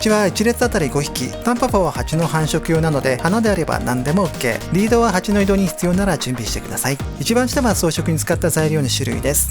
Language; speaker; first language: Japanese; native; Japanese